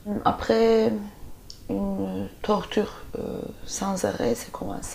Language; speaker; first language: French; non-native, fluent; Turkish